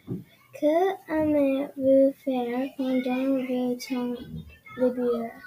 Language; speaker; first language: French; non-native, learner; English